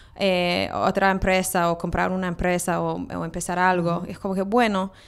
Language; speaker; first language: Spanish; non-native, fluent; English